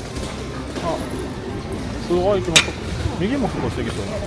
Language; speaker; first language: Japanese; non-native, fluent; French